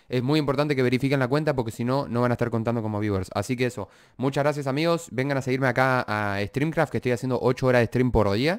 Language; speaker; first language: Spanish; native; Spanish